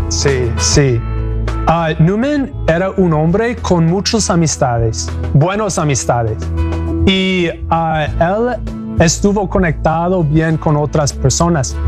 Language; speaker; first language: Spanish; non-native, learner; English